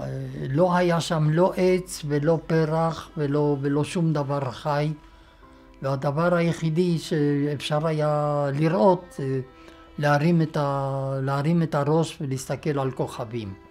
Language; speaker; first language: Hebrew; non-native, fluent; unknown